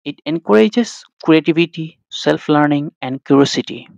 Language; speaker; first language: English; non-native, local second language; Assamese